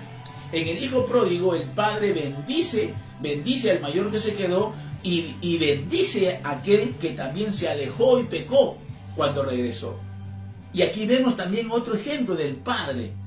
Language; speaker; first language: Spanish; native; Spanish